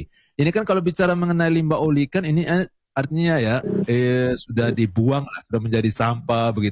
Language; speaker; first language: Indonesian; native; Indonesian